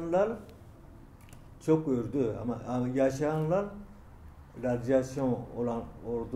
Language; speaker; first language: Turkish; non-native, learner; Japanese